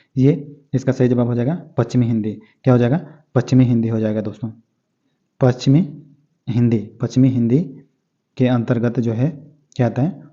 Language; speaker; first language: Hindi; native; Hindi